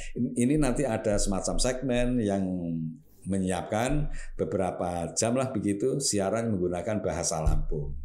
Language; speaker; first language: Indonesian; non-native, local second language; Javanese